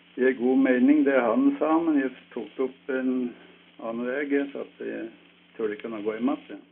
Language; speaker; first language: Norwegian; early bilingual, heritage; Norwegian